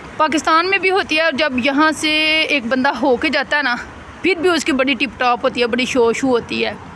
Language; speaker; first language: Urdu; non-native, local second language; Punjabi